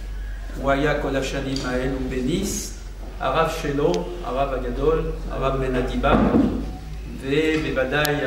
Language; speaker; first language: Hebrew; non-native, fluent; French